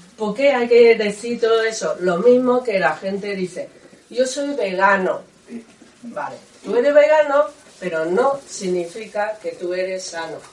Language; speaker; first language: Spanish; non-native, learner; Chinese